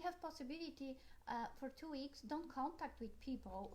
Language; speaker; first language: English; non-native, learner; Polish